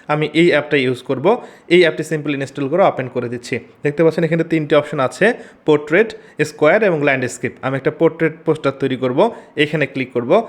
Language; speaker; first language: Bangla; native; Bangla